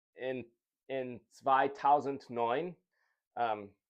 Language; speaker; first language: German; non-native, learner; English